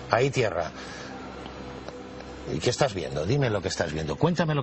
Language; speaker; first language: Spanish; native; Spanish